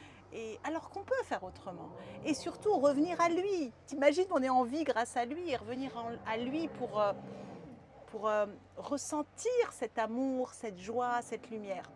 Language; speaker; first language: French; native; French